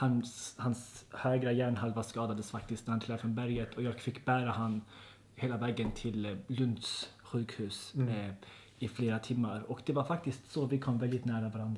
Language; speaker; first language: Swedish; native; Swedish